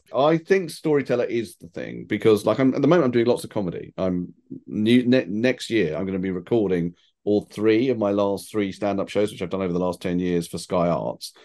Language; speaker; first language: English; native; English